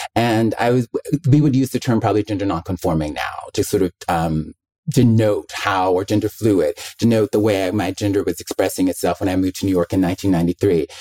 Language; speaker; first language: English; native; English